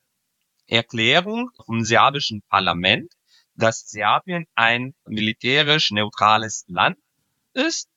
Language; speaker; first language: German; non-native, fluent; Serbian